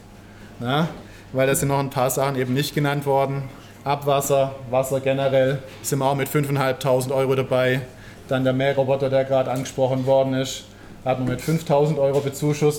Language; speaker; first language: German; native; German